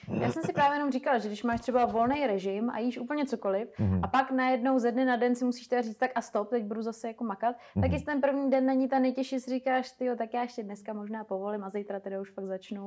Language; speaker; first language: Czech; native; Czech